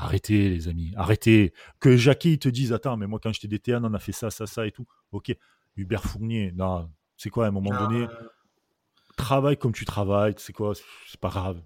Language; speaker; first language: French; native; French